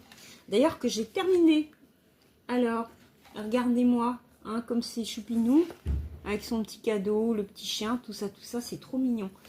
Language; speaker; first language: French; native; French